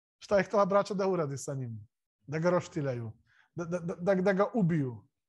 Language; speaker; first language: Serbian; non-native, local second language; Slovak